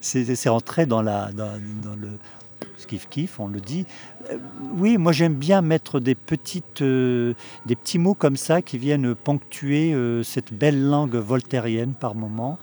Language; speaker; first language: French; early bilingual, other home language; Kabyle